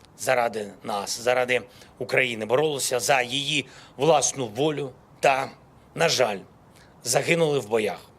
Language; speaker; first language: Ukrainian; non-native, local second language; Russian